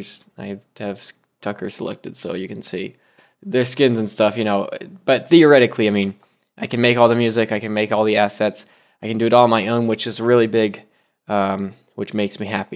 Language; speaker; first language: English; native; English